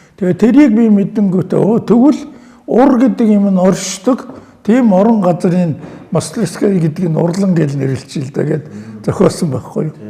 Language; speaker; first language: Mongolian; native; Mongolian